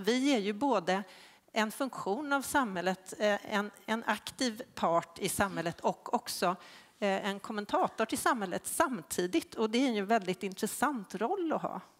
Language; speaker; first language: Swedish; native; Swedish